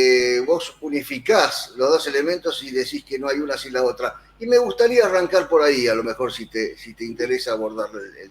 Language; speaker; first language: Spanish; native; Spanish